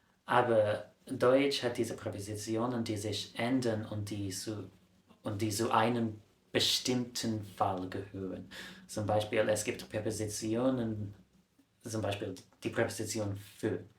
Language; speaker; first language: German; non-native, fluent; English